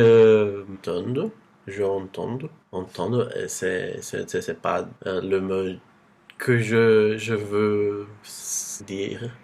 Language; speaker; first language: French; non-native, learner; Portuguese